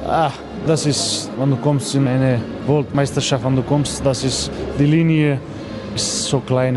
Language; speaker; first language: German; non-native, learner; Macedonian